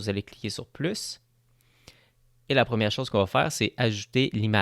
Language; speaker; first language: French; native; French